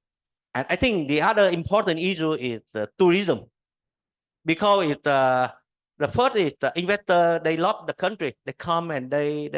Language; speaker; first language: English; non-native, learner; Vietnamese